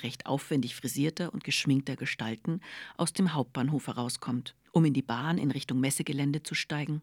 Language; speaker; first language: German; native; German